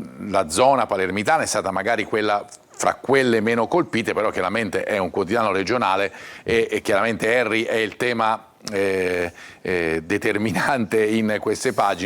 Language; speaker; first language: Italian; native; Italian